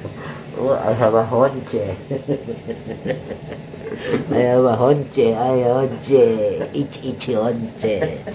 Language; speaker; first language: English; non-native, learner; Filipino